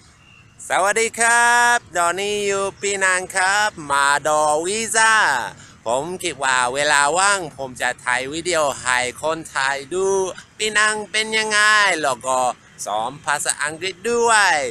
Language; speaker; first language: Thai; non-native, fluent; English